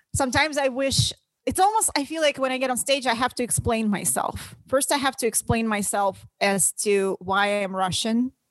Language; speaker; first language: English; non-native, fluent; Russian